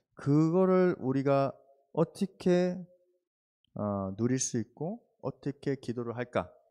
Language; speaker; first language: Korean; early bilingual, heritage; Korean